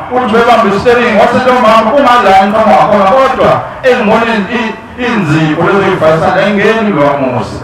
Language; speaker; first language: Zulu; native; Zulu